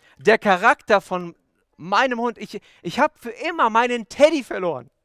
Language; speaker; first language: German; early bilingual, other home language; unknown